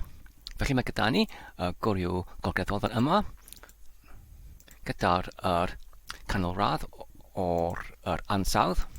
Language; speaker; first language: Welsh; non-native, learner; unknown